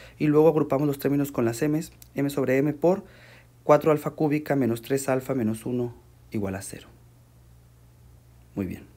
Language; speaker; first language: Spanish; native; Spanish